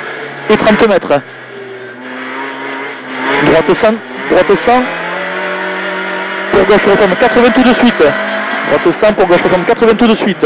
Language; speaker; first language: French; native; French